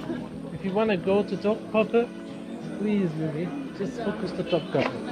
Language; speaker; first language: English; non-native, fluent; Turkish